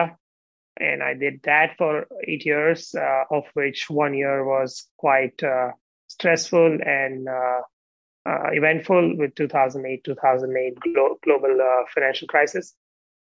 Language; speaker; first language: English; non-native, local second language; Gujarati